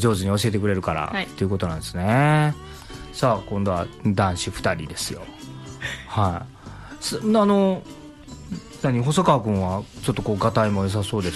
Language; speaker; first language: Japanese; native; Japanese